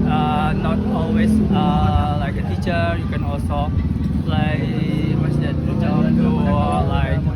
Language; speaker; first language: English; non-native, learner; Indonesian